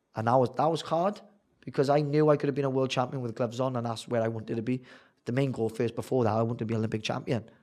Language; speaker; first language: English; native; English